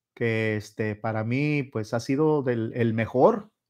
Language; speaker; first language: Spanish; native; Spanish